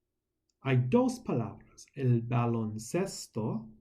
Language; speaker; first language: Spanish; non-native, fluent; English